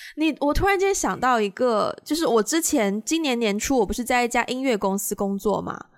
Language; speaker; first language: Chinese; native; Chinese